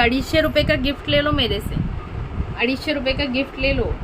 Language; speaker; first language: Hindi; non-native, local second language; Marathi